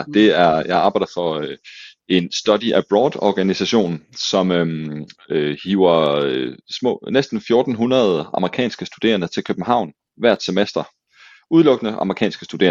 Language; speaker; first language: Danish; native; Danish